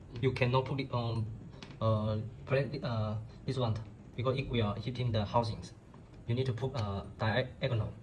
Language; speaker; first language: English; non-native, learner; Chinese